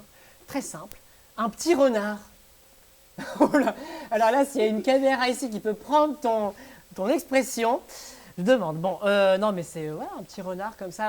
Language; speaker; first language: French; native; French